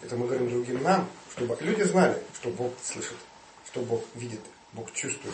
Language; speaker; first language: Russian; native; Russian